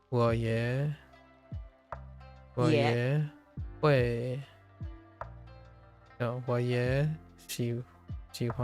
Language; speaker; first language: Chinese; non-native, learner; English